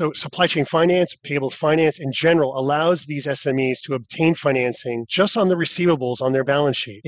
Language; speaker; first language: English; native; English